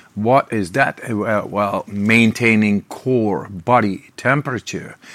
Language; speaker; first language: English; non-native, fluent; Dutch